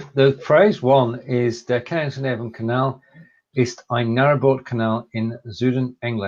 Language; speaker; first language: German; non-native, learner; English